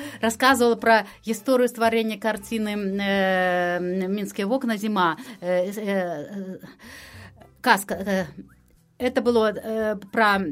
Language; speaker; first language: Belarusian; non-native, local second language; Russian